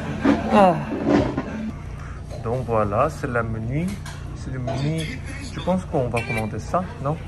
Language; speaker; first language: French; non-native, learner; Korean